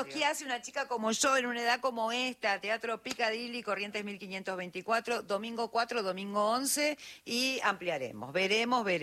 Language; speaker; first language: Spanish; native; Spanish